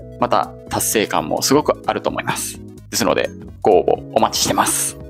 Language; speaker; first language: Japanese; native; Japanese